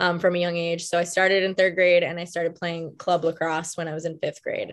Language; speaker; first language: English; native; English